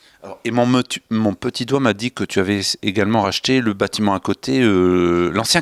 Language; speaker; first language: French; native; French